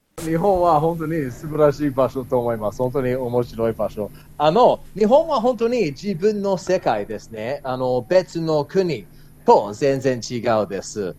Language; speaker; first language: Japanese; non-native, learner; English